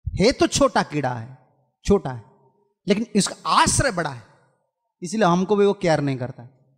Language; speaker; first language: Hindi; non-native, local second language; Odia